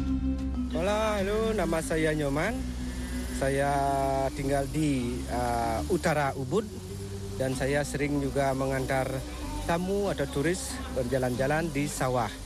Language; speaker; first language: Indonesian; non-native, local second language; Balinese